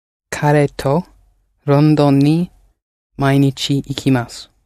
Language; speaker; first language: Japanese; non-native, learner; English